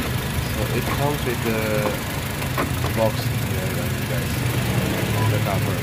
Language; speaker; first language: English; non-native, fluent; Indonesian